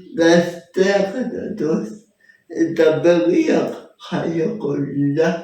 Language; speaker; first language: Basque; early bilingual, other home language; Russian